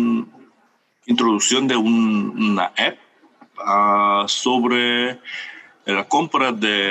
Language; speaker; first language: Spanish; non-native, fluent; Korean